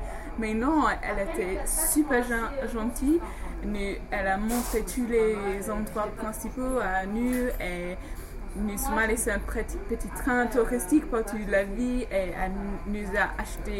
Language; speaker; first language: French; non-native, fluent; English